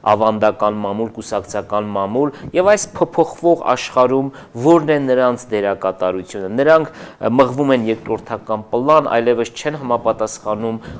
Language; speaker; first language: Armenian; native; Armenian